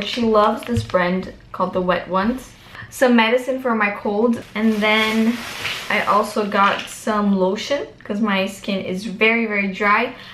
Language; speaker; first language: English; non-native, fluent; Portuguese